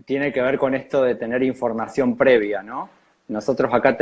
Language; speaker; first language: Spanish; native; Spanish